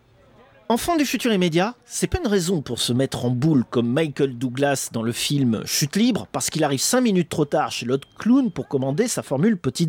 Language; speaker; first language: French; native; French